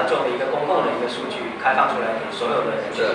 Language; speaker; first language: Chinese; native; Chinese